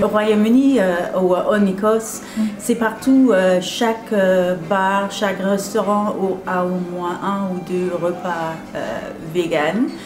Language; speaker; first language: French; non-native, fluent; English